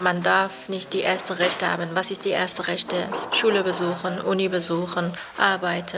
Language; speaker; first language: German; non-native, fluent; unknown